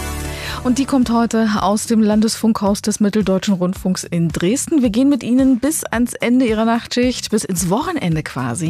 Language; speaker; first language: German; native; German